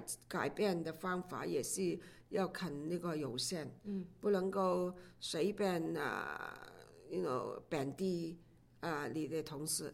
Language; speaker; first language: Chinese; non-native, local second language; Cantonese